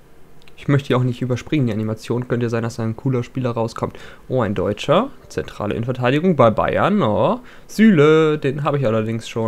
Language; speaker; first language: German; native; German